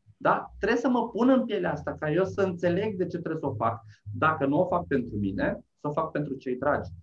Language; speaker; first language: Romanian; native; Romanian